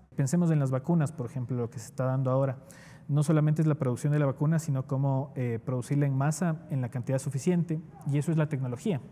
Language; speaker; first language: Spanish; native; Spanish